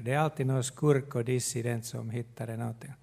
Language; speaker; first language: Swedish; non-native, local second language; Finnish